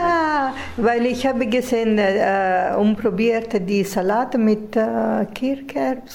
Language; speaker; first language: German; non-native, fluent; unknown